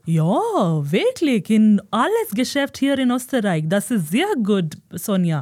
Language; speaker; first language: German; non-native, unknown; Hindi